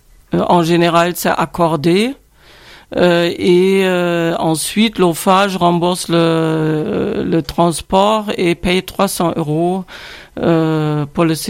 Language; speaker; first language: French; non-native, fluent; German